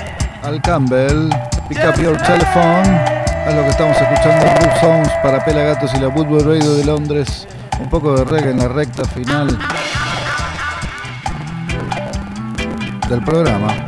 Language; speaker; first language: Spanish; native; Spanish